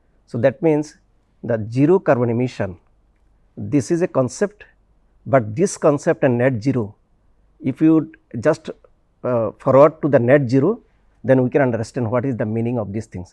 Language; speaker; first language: English; non-native, local second language; Bangla